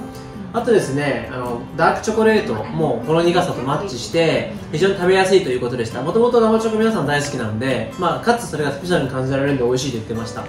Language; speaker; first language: Japanese; native; Japanese